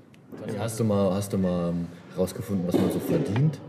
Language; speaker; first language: German; native; German